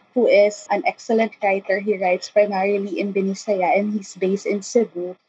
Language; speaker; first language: English; non-native, local second language; Chavacano